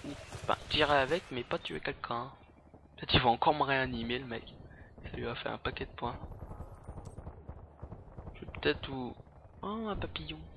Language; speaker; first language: French; native; French